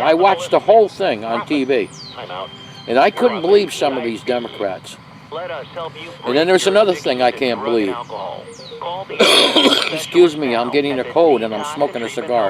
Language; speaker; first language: English; native; English